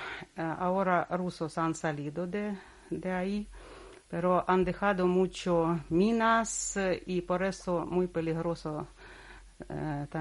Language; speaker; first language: Spanish; non-native, learner; Russian